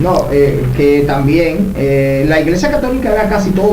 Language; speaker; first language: Spanish; native; Spanish